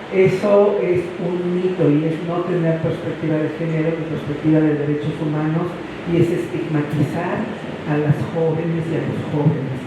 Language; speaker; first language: Spanish; native; Spanish